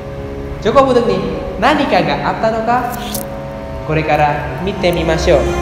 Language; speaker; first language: Japanese; non-native, learner; Indonesian